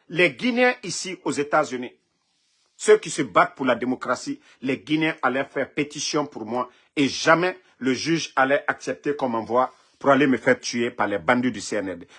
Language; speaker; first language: French; non-native, local second language; Mandingo